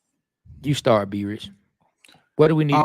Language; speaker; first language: English; native; English